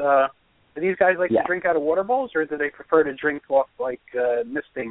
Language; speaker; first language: English; native; English